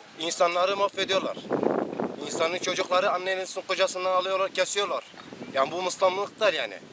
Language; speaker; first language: Turkish; native; Turkish